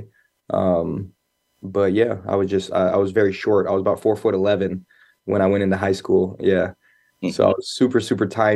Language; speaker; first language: English; native; English